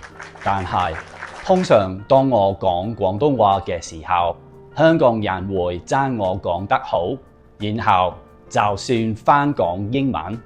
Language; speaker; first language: Cantonese; non-native, fluent; English